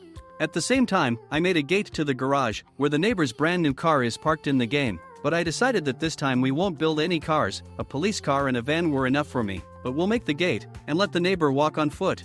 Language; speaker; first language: English; non-native, fluent; Russian